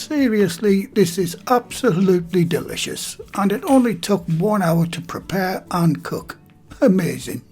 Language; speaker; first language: English; native; English